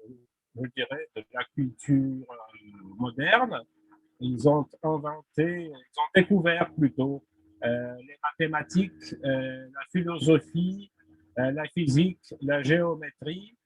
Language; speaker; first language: French; non-native, fluent; Russian